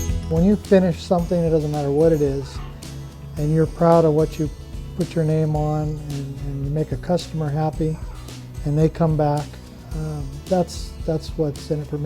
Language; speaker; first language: English; native; English